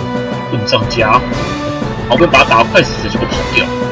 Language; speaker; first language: Chinese; native; Chinese